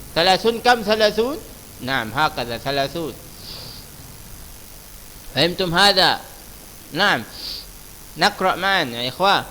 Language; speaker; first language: Arabic; non-native, fluent; Indonesian